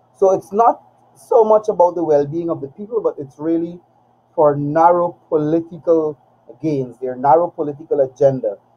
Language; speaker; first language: English; native; English